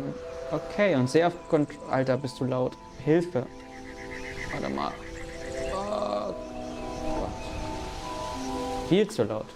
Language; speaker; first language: German; native; German